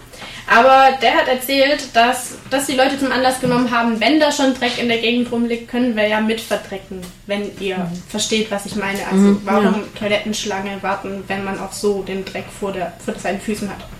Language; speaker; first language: German; native; German